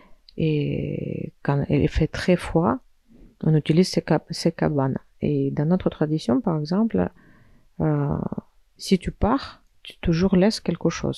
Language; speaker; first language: French; non-native, fluent; Russian